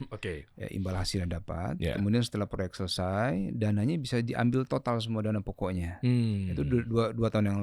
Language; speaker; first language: Indonesian; native; Indonesian